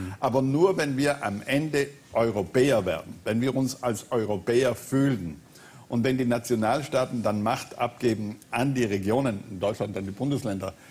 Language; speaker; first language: German; native; German